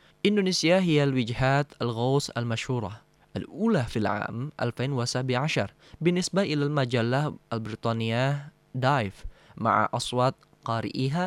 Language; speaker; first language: Arabic; non-native, fluent; Indonesian